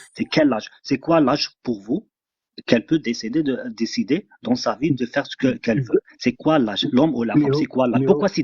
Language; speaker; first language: French; non-native, local second language; Arabic